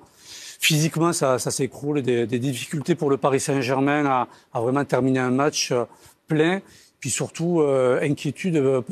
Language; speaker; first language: French; native; French